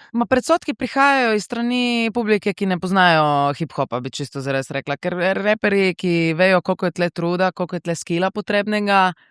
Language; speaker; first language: Slovenian; native; Slovenian